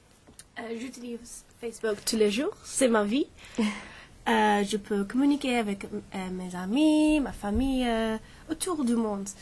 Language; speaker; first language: French; non-native, learner; English